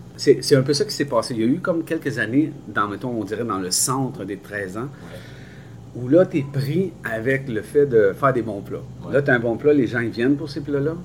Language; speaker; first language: French; native; French